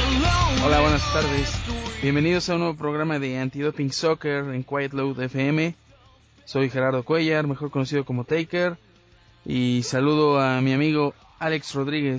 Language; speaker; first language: Spanish; native; Spanish